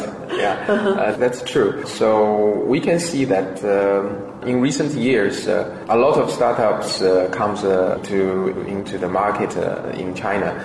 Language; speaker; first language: English; non-native, fluent; Chinese